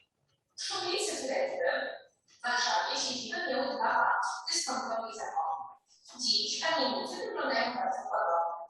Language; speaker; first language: Polish; native; Polish